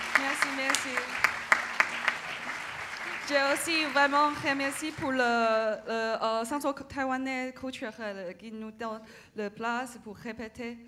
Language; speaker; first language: French; non-native, learner; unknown